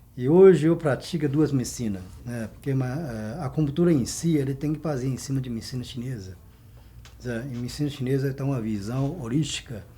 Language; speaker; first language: Portuguese; non-native, fluent; Chinese